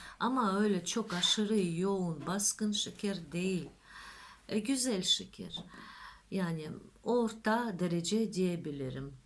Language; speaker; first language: Turkish; non-native, learner; Russian